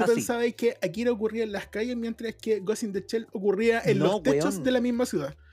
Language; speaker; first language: Spanish; native; Spanish